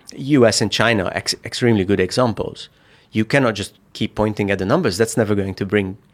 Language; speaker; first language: English; non-native, fluent; Hungarian